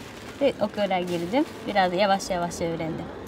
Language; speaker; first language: Turkish; non-native, learner; Japanese